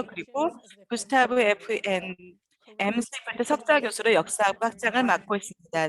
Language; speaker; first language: Korean; native; Korean